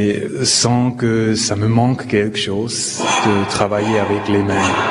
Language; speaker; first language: French; non-native, local second language; Swiss German